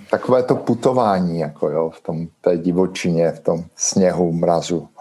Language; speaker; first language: Czech; native; Czech